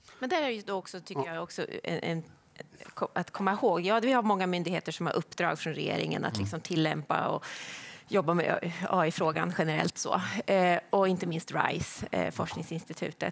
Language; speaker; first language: Swedish; native; Swedish